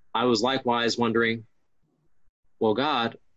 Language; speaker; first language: English; native; English